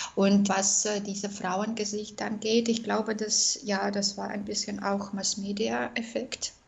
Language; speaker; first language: German; non-native, fluent; Russian